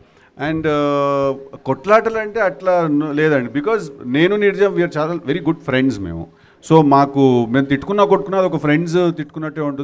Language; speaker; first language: Telugu; native; Telugu